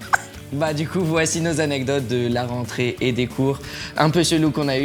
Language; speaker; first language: French; early bilingual, heritage; French